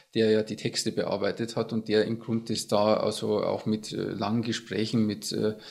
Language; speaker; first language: German; native; German